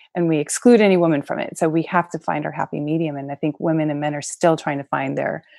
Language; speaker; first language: English; native; English